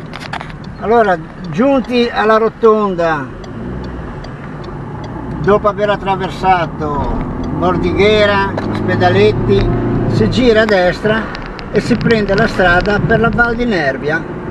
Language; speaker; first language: Italian; native; Italian